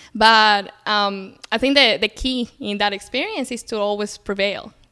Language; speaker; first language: English; native; English